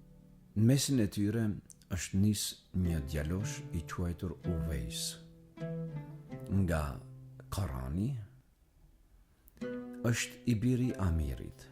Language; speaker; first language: Albanian; native; Albanian